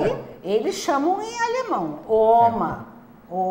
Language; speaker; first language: Portuguese; non-native, local second language; German